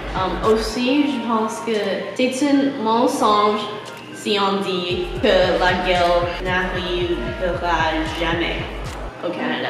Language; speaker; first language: French; non-native, learner; English